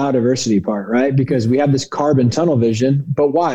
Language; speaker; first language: English; native; English